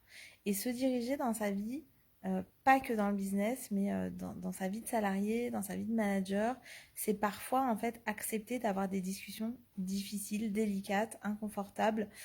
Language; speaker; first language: French; native; French